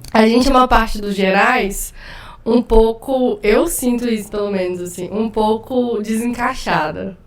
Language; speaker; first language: Portuguese; native; Portuguese